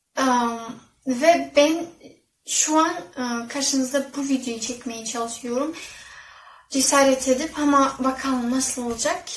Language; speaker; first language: Turkish; non-native, fluent; Kazakh